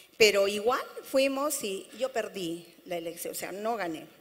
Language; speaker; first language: Spanish; native; Spanish